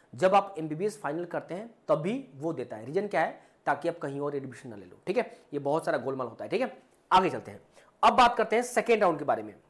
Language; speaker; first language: Hindi; native; Hindi